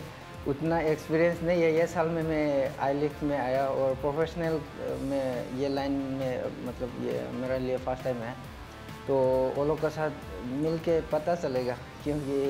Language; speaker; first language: Hindi; non-native, local second language; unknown